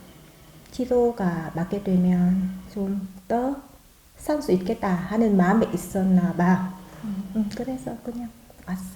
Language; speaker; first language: Korean; non-native, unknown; Vietnamese